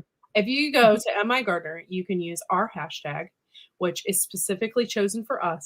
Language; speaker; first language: English; native; English